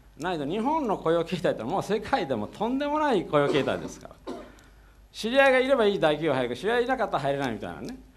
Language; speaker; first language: Japanese; native; Japanese